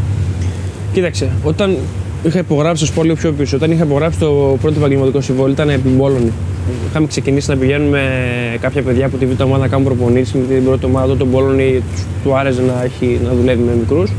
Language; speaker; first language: Greek; native; Greek